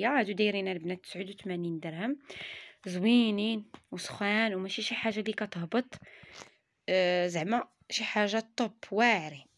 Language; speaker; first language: Arabic; native; Arabic